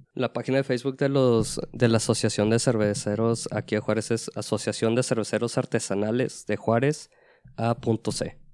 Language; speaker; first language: Spanish; native; Spanish